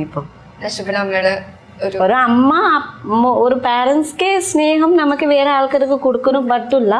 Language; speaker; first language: Malayalam; non-native, learner; Nepali